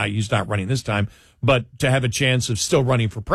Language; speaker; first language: English; native; English